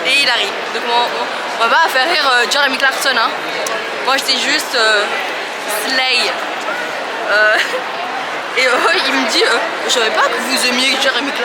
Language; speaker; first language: French; native; French